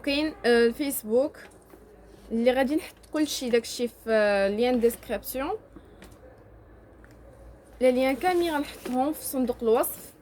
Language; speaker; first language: Arabic; native; Arabic